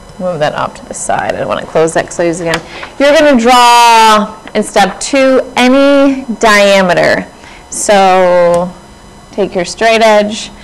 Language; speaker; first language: English; native; English